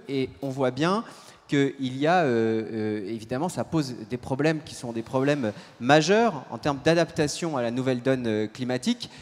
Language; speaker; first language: French; native; French